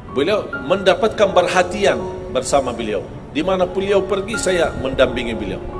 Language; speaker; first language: Indonesian; non-native, fluent; Arabic